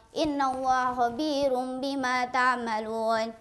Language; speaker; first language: Arabic; non-native, learner; Indonesian